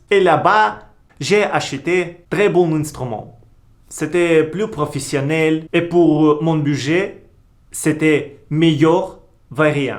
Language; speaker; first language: French; non-native, learner; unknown